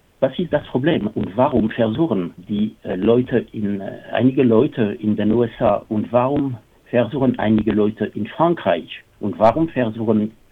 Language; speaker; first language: German; non-native, fluent; French